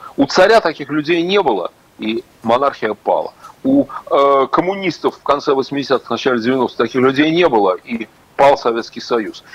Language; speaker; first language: Russian; native; Russian